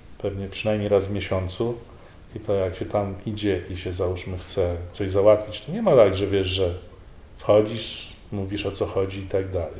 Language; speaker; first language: Polish; native; Polish